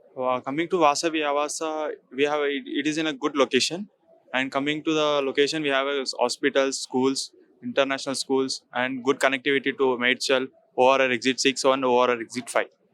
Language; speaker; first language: English; non-native, local second language; Telugu